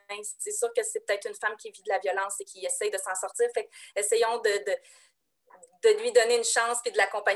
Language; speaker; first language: French; native; French